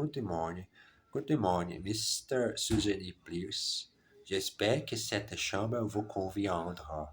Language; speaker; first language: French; non-native, learner; German